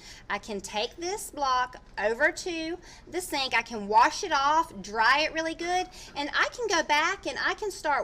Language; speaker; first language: English; native; English